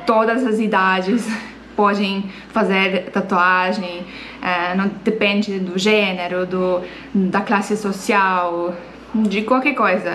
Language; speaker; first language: Portuguese; non-native, fluent; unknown